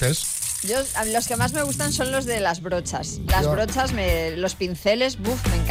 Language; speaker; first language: Spanish; native; Spanish